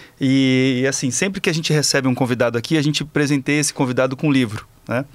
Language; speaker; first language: Portuguese; native; Portuguese